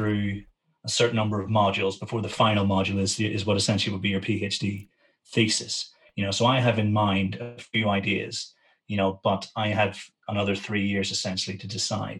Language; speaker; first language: English; native; English